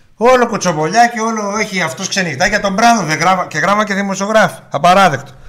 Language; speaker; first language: Greek; early bilingual, heritage; Greek